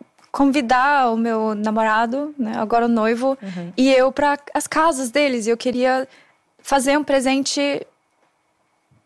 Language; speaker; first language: Portuguese; non-native, fluent; German